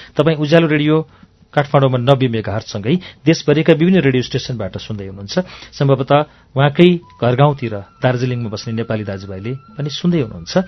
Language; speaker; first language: Nepali; native; Nepali